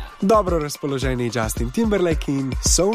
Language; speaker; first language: Slovenian; native; Slovenian